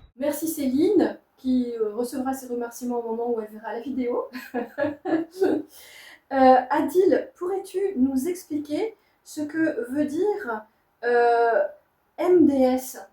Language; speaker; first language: French; native; French